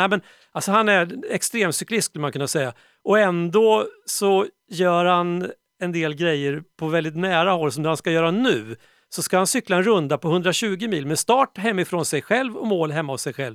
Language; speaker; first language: Swedish; native; Swedish